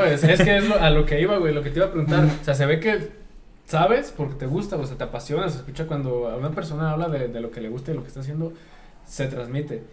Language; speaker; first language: Spanish; native; Spanish